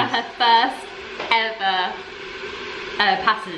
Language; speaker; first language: English; native; English